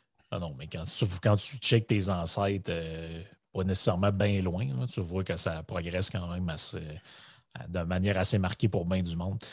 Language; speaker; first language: French; native; French